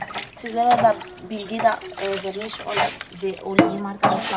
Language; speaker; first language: Turkish; non-native, fluent; Portuguese